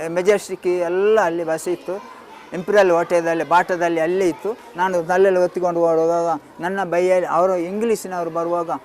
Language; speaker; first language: Kannada; non-native, local second language; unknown